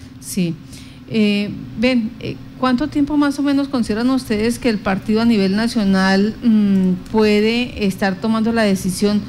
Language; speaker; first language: Spanish; native; Spanish